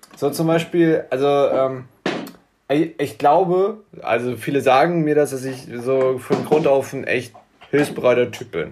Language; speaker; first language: German; native; German